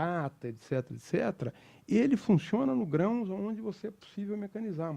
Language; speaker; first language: Portuguese; native; Portuguese